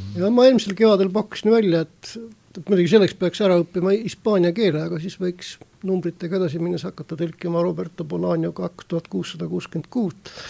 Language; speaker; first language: Estonian; native; Estonian